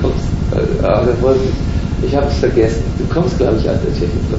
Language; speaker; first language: German; native; German